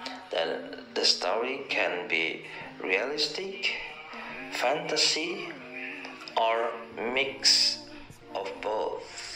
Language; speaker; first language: English; non-native, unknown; Indonesian